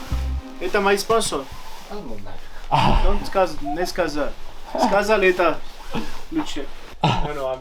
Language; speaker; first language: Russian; non-native, learner; Georgian